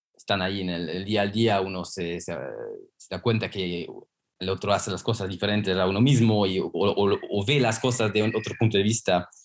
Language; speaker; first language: Spanish; non-native, fluent; Luxembourgish